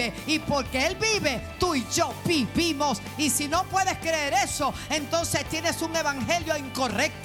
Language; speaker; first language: Spanish; native; Spanish